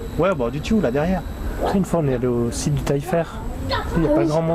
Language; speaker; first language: French; native; French